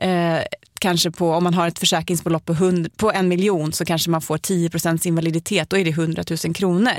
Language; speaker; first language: Swedish; native; Swedish